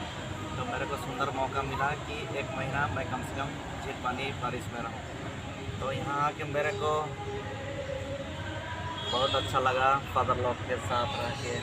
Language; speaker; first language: Hindi; non-native, local second language; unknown